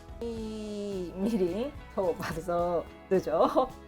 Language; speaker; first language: Polish; non-native, learner; Japanese